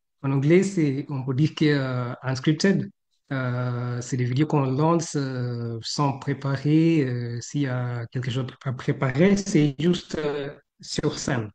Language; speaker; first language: French; non-native, fluent; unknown